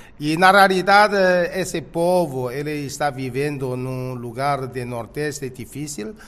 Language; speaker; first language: Portuguese; non-native, fluent; Chinese